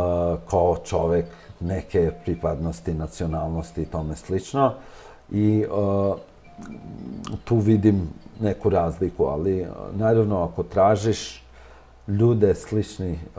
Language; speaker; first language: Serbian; non-native, local second language; Albanian